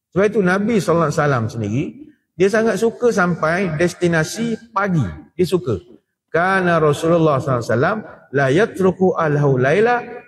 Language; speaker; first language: Malay; native; Malay